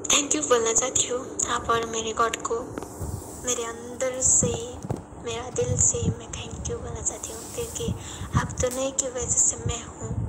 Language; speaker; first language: Hindi; non-native, learner; Nepali